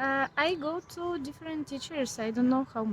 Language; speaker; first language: English; non-native, learner; Ukrainian